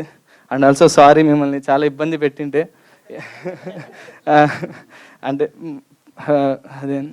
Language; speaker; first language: Telugu; native; Telugu